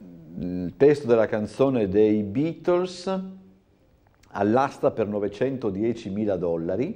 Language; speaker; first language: Italian; native; Italian